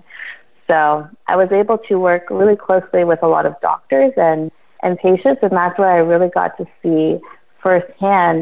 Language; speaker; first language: English; native; English